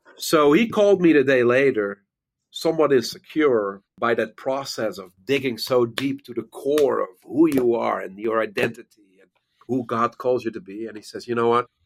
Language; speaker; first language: English; non-native, fluent; Dutch